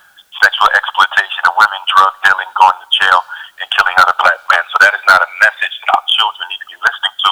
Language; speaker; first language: English; native; English